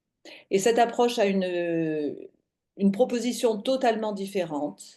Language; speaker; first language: French; native; French